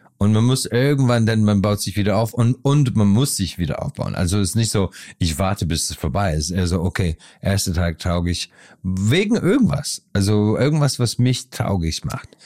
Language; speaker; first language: German; non-native, fluent; English